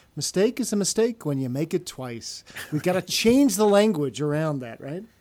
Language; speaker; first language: English; native; English